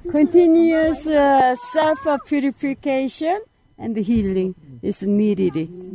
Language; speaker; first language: English; non-native, fluent; Korean